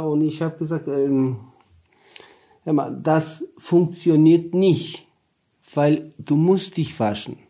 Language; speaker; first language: German; non-native, learner; Polish